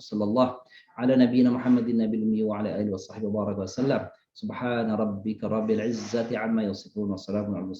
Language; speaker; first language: Arabic; non-native, fluent; Indonesian